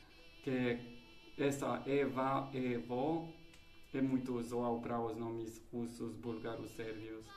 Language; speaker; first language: Portuguese; non-native, fluent; Romanian